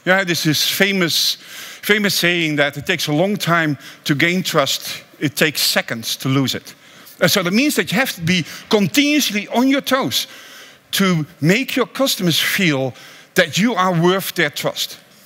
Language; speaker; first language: English; non-native, fluent; Dutch